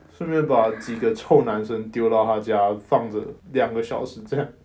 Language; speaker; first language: Chinese; non-native, local second language; Min Nan Chinese